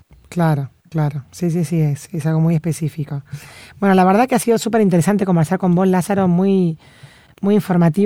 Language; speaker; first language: Spanish; native; Spanish